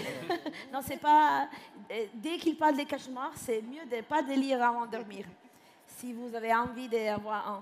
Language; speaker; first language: French; non-native, fluent; Italian